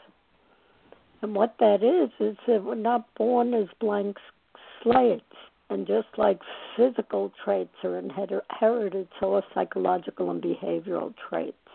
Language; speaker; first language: English; native; English